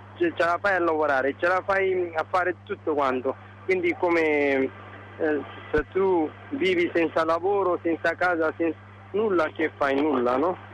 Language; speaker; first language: Italian; non-native, learner; Tigrinya